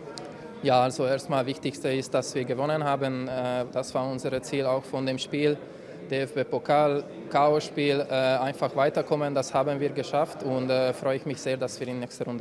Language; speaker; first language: German; non-native, fluent; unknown